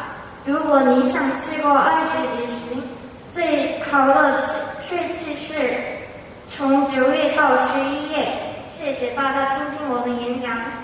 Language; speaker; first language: Chinese; non-native, learner; Korean